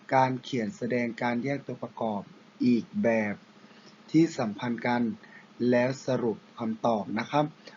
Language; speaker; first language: Thai; non-native, local second language; Pattani Malay